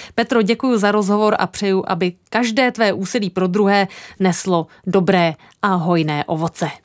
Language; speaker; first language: Czech; native; Czech